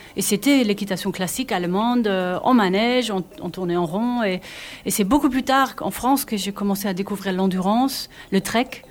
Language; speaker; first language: French; non-native, fluent; German